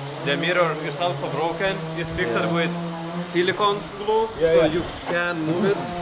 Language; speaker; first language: English; non-native, fluent; Lithuanian